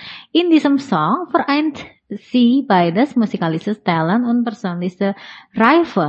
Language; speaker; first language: German; non-native, fluent; Indonesian